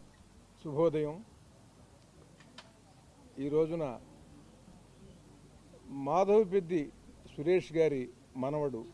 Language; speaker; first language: Telugu; native; Telugu